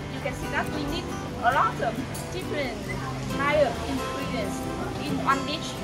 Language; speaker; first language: English; non-native, fluent; Vietnamese